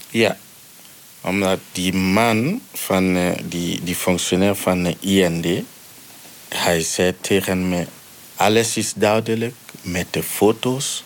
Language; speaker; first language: Dutch; non-native, learner; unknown